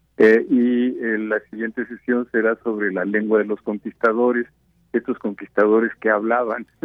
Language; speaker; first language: Spanish; native; Spanish